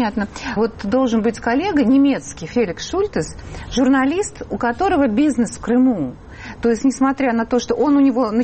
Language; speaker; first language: Russian; native; Russian